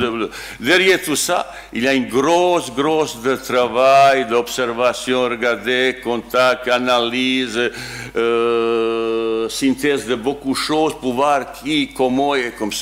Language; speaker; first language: French; non-native, learner; Bosnian